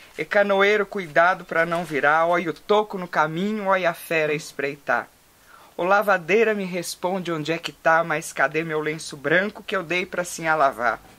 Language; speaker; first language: Portuguese; native; Portuguese